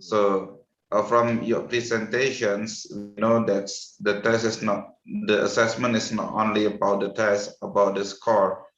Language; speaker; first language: English; non-native, fluent; Indonesian